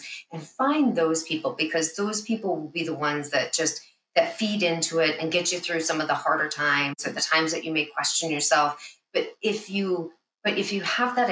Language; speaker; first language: English; native; English